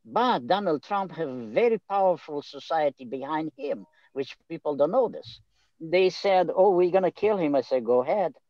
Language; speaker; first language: English; non-native, fluent; Romanian